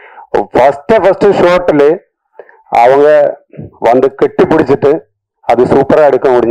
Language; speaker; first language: Tamil; non-native, learner; Malayalam